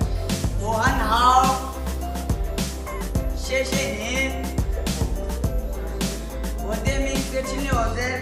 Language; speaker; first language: Chinese; non-native, learner; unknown